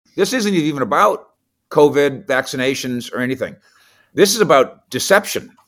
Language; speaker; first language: English; native; English